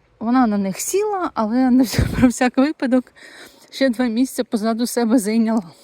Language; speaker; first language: Ukrainian; non-native, local second language; Russian